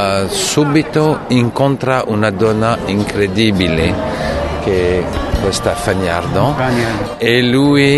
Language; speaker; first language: Italian; non-native, fluent; French